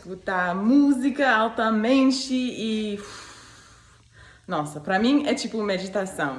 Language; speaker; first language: Portuguese; non-native, fluent; English